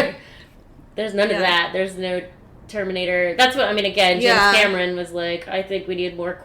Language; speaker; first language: English; native; English